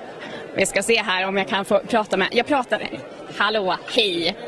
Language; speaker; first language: Swedish; native; Swedish